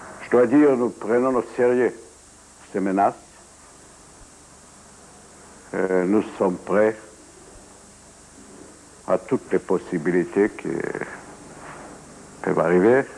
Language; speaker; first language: French; non-native, fluent; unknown